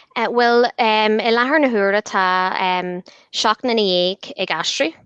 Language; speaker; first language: Irish; non-native, local second language; English